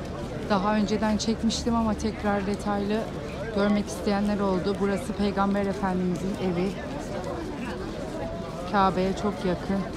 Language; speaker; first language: Turkish; native; Turkish